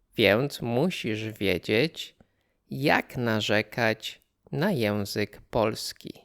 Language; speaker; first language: Polish; native; Polish